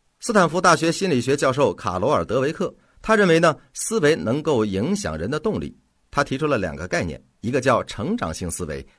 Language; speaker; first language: Chinese; native; Chinese